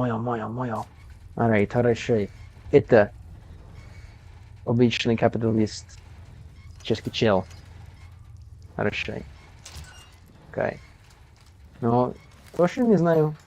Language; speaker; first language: Russian; non-native, learner; English